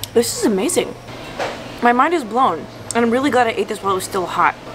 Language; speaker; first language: English; native; English